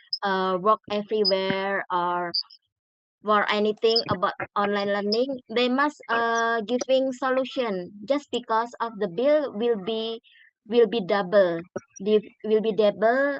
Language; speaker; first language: English; non-native, learner; Indonesian